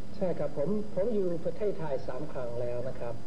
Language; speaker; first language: Thai; non-native, fluent; English